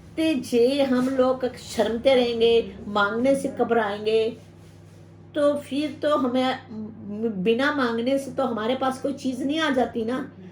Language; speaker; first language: Hindi; non-native, local second language; Punjabi